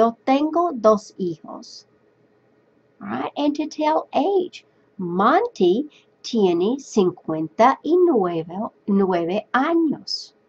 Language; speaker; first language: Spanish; non-native, fluent; English